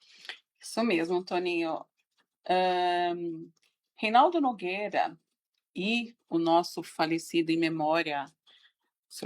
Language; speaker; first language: Portuguese; native; Portuguese